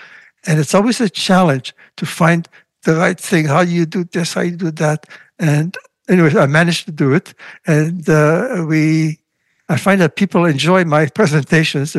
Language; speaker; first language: English; non-native, fluent; Russian